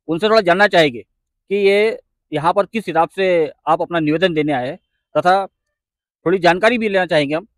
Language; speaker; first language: Hindi; non-native, local second language; Marathi